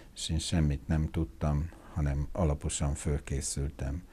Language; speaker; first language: Hungarian; native; Hungarian